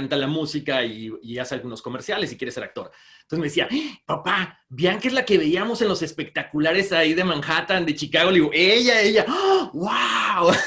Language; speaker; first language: Spanish; native; Spanish